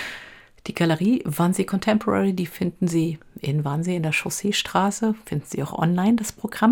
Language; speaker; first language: German; native; German